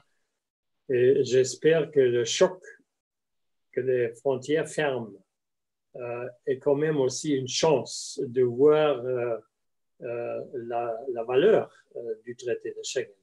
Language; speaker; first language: French; non-native, fluent; German